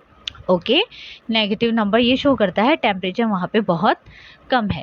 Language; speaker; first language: Hindi; native; Hindi